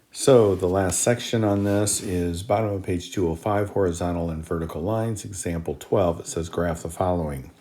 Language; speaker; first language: English; native; English